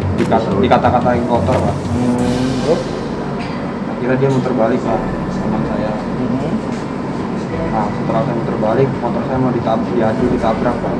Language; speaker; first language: Indonesian; native; Indonesian